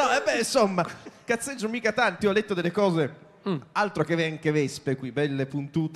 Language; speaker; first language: Italian; native; Italian